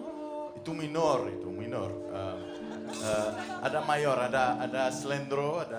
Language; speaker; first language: Indonesian; non-native, fluent; French